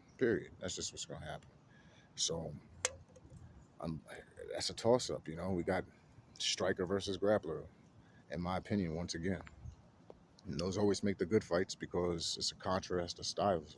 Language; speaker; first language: English; native; English